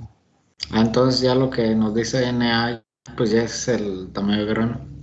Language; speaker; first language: Spanish; native; Spanish